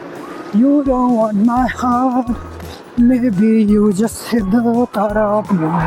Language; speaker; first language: English; non-native, learner; Hindi